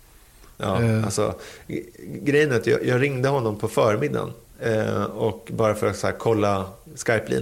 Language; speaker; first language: Swedish; native; Swedish